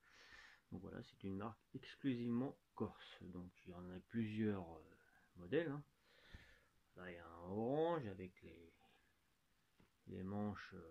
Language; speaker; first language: French; native; French